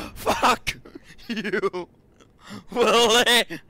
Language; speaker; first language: English; non-native, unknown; Danish